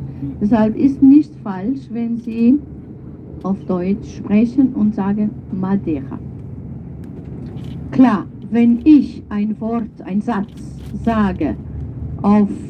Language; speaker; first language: German; non-native, fluent; Portuguese